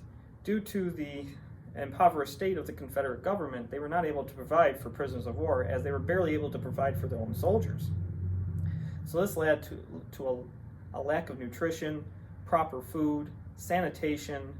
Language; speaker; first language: English; native; English